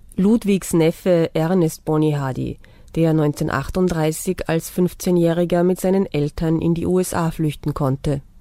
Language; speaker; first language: German; native; German